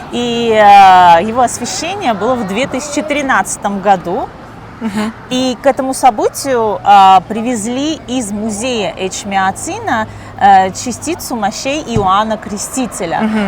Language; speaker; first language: Russian; native; Russian